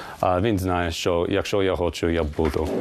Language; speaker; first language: Ukrainian; non-native, learner; English